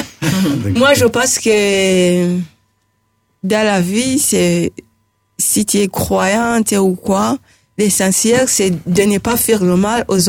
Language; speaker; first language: French; non-native, local second language; Rundi